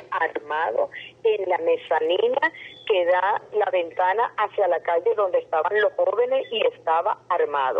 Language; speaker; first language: Spanish; native; Spanish